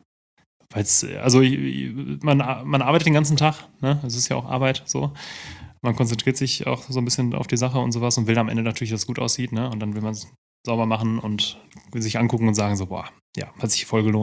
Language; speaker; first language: German; native; German